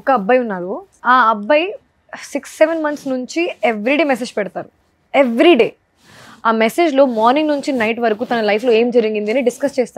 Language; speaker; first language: Telugu; non-native, fluent; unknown